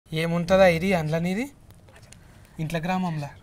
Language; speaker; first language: Telugu; native; Telugu